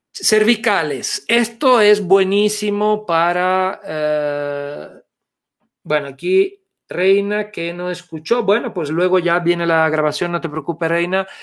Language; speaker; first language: Spanish; non-native, fluent; Italian